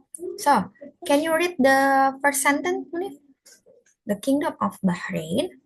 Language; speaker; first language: English; non-native, fluent; Indonesian